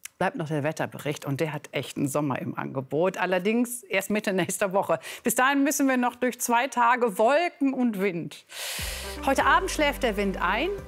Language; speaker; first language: German; native; German